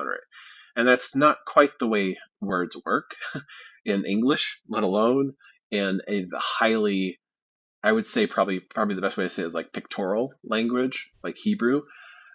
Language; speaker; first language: English; native; English